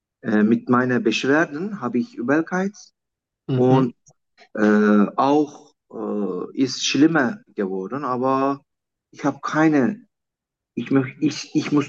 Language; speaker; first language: German; non-native, learner; Turkish